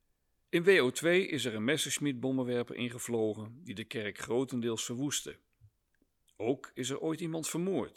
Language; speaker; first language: Dutch; native; Dutch